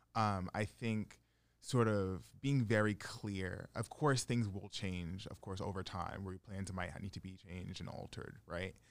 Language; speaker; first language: English; native; English